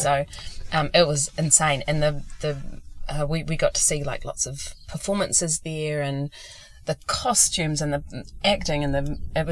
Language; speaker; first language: English; native; English